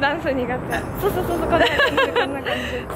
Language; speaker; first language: Japanese; non-native, learner; Russian